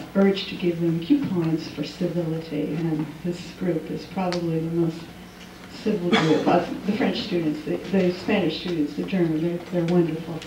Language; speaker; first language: English; native; English